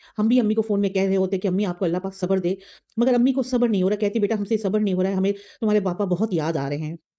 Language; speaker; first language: Urdu; native; Urdu